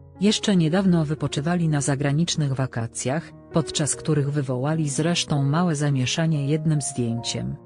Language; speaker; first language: Polish; native; Polish